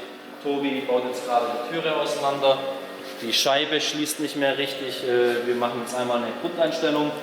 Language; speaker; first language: German; native; German